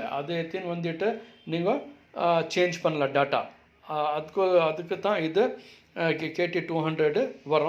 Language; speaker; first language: Tamil; non-native, local second language; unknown